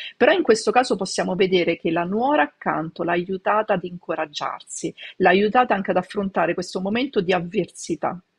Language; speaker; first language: Italian; native; Italian